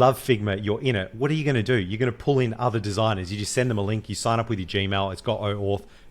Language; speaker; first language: English; native; English